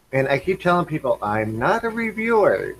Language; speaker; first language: English; native; English